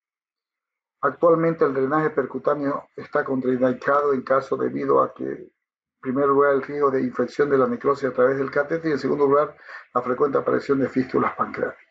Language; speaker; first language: Spanish; native; Spanish